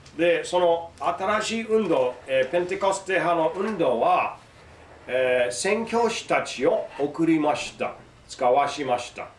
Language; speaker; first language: Japanese; non-native, fluent; English